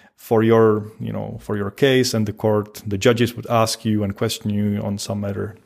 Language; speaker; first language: English; non-native, fluent; Czech